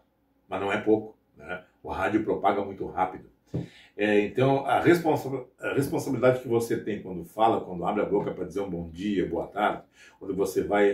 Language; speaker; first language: Portuguese; native; Portuguese